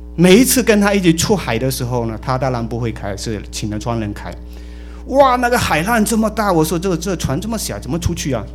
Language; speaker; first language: Chinese; native; Chinese